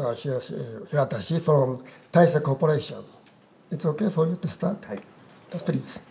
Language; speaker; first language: English; non-native, fluent; Japanese